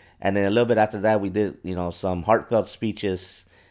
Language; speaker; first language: English; early bilingual, other home language; Spanish